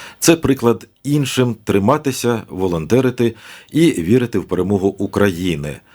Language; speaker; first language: Ukrainian; native; Ukrainian